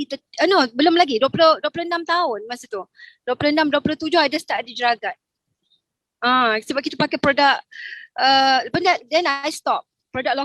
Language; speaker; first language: Malay; native; Malay